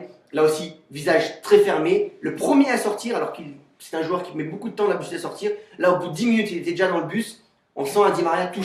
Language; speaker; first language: French; native; French